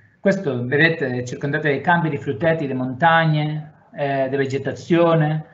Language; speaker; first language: Italian; non-native, fluent; Catalan